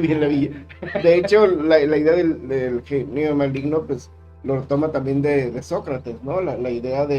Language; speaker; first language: Spanish; native; Spanish